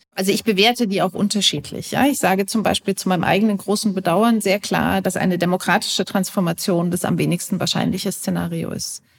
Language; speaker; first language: German; native; German